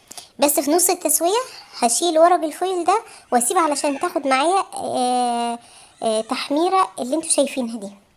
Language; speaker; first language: Arabic; native; Arabic